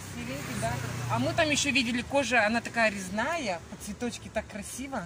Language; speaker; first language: Russian; native; Russian